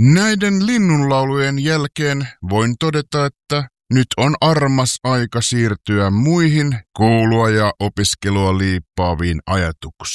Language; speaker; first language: Finnish; native; Finnish